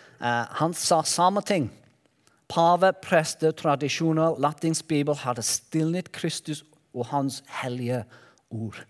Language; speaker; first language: Norwegian; non-native, learner; Welsh